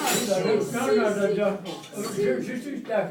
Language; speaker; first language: French; non-native, learner; English